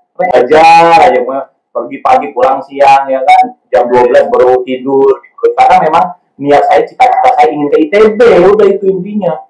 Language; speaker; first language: Indonesian; native; Indonesian